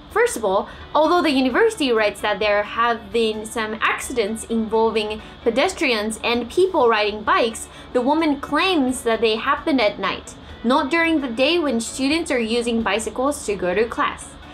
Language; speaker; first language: English; non-native, fluent; Japanese